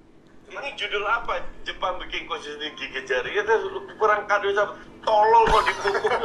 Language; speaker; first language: Indonesian; native; Indonesian